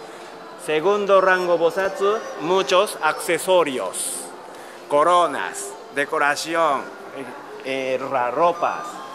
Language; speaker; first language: Spanish; non-native, learner; Japanese